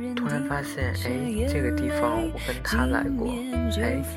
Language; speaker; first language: Chinese; native; Chinese